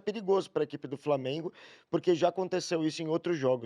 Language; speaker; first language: Portuguese; native; Portuguese